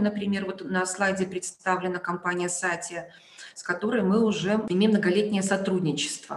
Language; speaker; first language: Russian; native; Russian